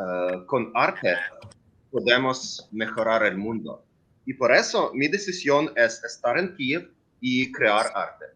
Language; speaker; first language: Spanish; non-native, learner; Ukrainian